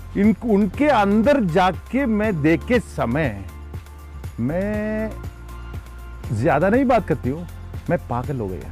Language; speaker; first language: Hindi; non-native, local second language; Tamil